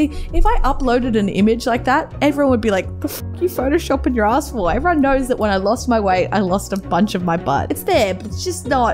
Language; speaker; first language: English; native; English